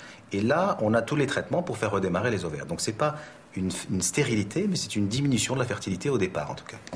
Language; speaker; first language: French; native; French